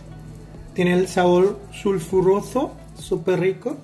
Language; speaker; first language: Spanish; non-native, fluent; Hindi